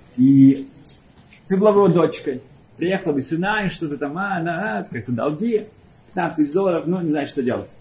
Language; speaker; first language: Russian; early bilingual, heritage; Russian